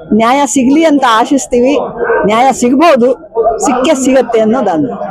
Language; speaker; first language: Kannada; non-native, local second language; Lambadi